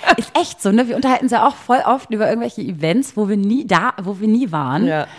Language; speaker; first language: German; native; German